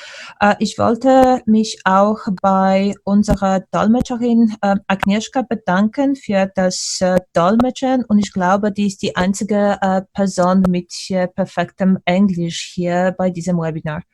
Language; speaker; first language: German; non-native, fluent; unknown